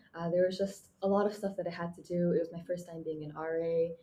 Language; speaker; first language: English; non-native, fluent; Mongolian